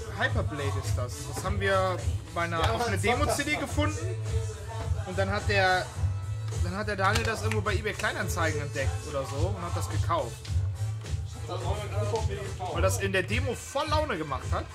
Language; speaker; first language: German; native; German